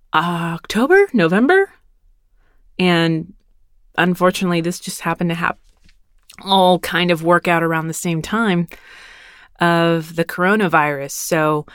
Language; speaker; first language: English; early bilingual, other home language; Spanish